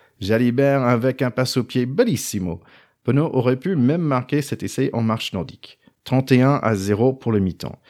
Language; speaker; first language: French; non-native, fluent; English